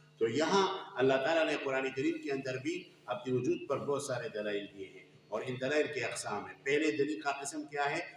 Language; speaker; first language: Urdu; non-native, local second language; Pashto